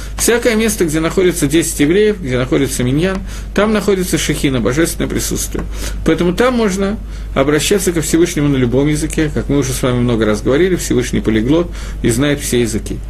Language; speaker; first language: Russian; native; Russian